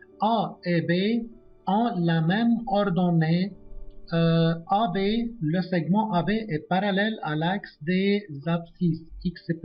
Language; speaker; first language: French; non-native, local second language; Arabic